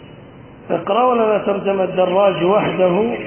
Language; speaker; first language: Arabic; native; Arabic